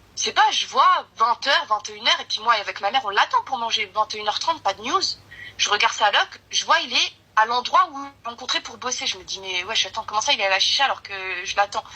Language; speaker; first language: French; early bilingual, other home language; Arabic